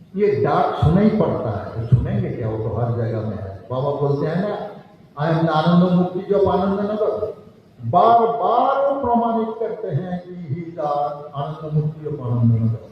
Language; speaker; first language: Hindi; non-native, local second language; Bangla